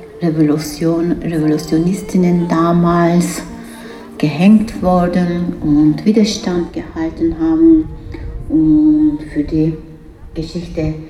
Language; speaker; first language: German; non-native, learner; Kurdish